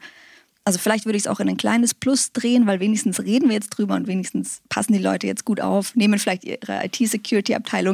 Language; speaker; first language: German; native; German